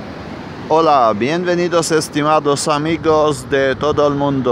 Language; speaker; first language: Spanish; non-native, fluent; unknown